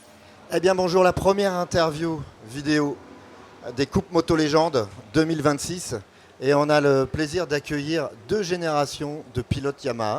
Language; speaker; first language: French; native; French